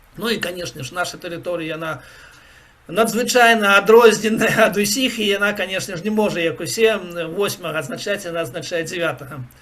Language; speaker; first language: Belarusian; non-native, local second language; Russian